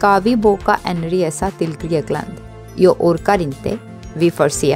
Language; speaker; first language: Swedish; non-native, fluent; Bangla